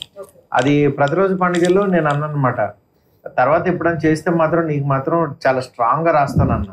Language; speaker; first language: Telugu; native; Telugu